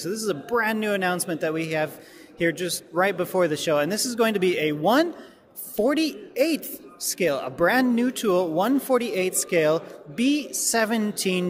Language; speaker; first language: English; native; English